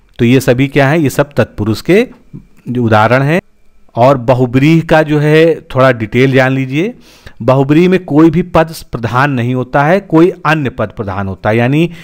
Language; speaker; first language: Hindi; native; Hindi